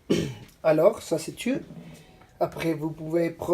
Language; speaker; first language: French; non-native, learner; Spanish